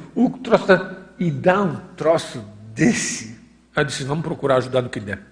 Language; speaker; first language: Portuguese; native; Portuguese